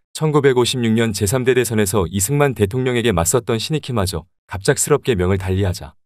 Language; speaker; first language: Korean; native; Korean